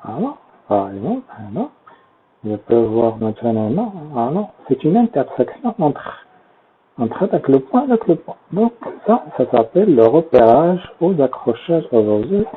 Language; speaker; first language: French; non-native, local second language; Arabic